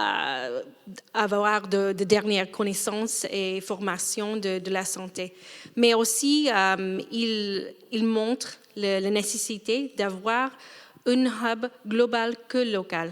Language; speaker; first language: French; non-native, fluent; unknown